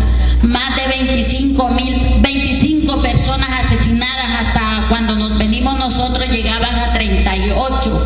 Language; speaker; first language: Spanish; native; Spanish